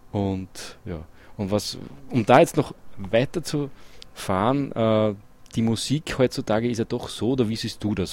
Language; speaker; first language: German; native; German